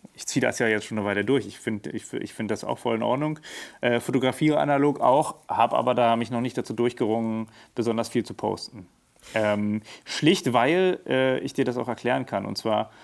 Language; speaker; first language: German; native; German